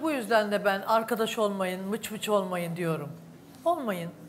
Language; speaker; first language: Turkish; native; Turkish